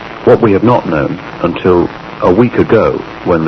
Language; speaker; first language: English; native; English